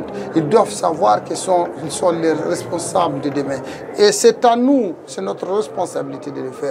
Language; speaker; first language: French; non-native, local second language; Tamasheq